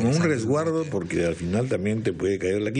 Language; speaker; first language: Spanish; native; Spanish